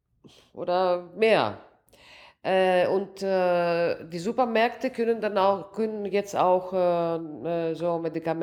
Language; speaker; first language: German; non-native, local second language; Greek